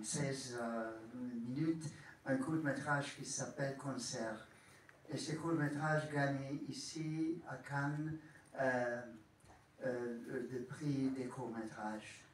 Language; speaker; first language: French; non-native, fluent; Hungarian